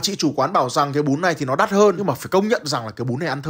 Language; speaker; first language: Vietnamese; native; Vietnamese